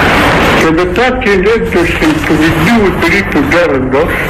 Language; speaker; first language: Greek; non-native, fluent; Russian